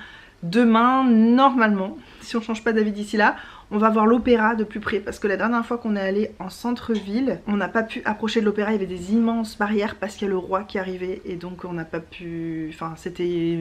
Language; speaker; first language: French; native; French